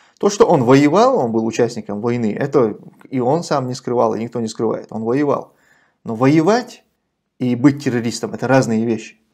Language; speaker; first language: Russian; non-native, local second language; Chechen